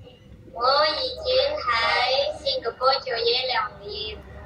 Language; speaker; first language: Chinese; non-native, learner; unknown